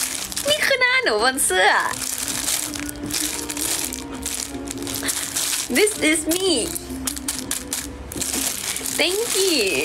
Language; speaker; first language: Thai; native; Thai